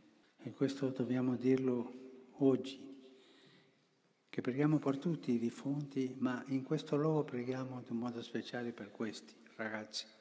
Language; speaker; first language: Italian; early bilingual, heritage; Spanish